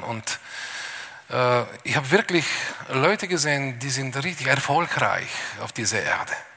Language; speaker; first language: German; non-native, fluent; Bulgarian